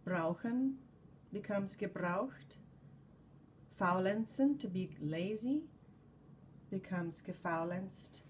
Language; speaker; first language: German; non-native, fluent; English